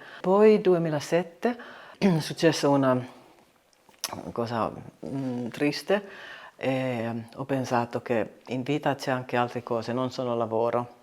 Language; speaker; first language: Italian; non-native, learner; Finnish